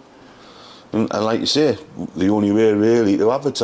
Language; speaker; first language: English; native; English